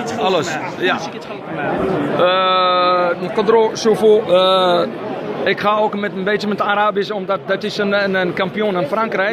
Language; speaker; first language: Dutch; non-native, learner; Arabic